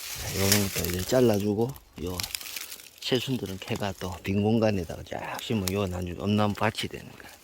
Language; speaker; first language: Korean; native; Korean